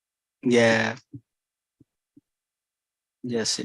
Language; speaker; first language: English; non-native, fluent; Portuguese